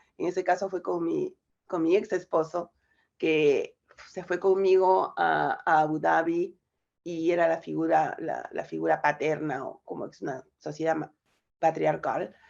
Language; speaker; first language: Spanish; native; Spanish